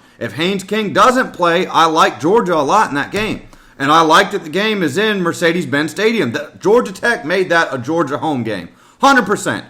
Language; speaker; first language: English; native; English